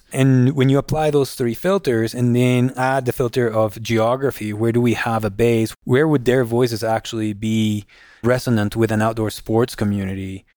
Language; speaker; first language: English; non-native, fluent; Spanish